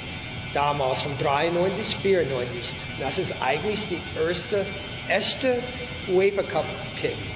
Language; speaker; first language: German; non-native, fluent; English